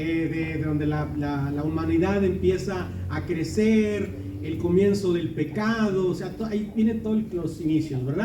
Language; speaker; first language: Spanish; native; Spanish